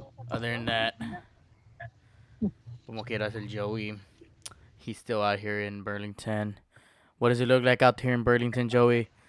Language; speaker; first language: English; early bilingual, other home language; Spanish